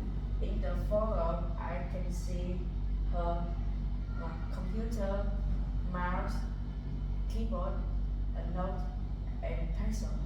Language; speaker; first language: English; non-native, learner; Vietnamese